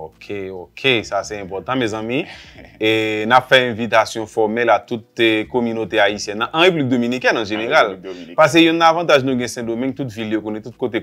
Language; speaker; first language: French; non-native, local second language; Haitian Creole